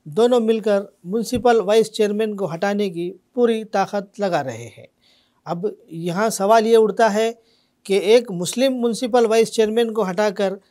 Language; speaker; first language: Hindi; non-native, local second language; Urdu